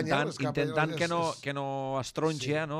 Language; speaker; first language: Catalan; native; Catalan